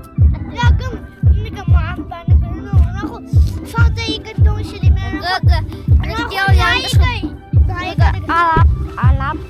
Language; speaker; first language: Chinese; non-native, local second language; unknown